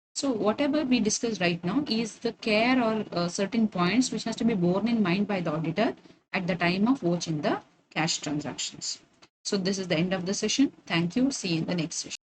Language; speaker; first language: English; non-native, local second language; Kannada